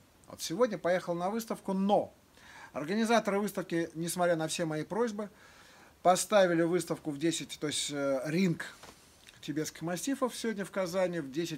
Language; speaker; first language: Russian; native; Russian